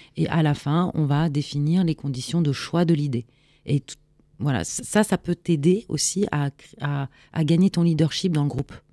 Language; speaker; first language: French; native; French